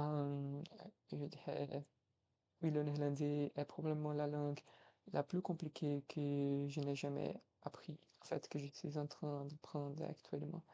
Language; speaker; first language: French; non-native, fluent; Portuguese